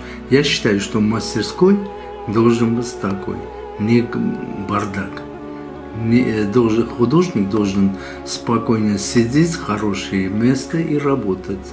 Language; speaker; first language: Russian; non-native, local second language; Armenian